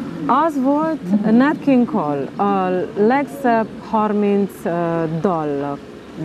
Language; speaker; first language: Hungarian; non-native, local second language; Romanian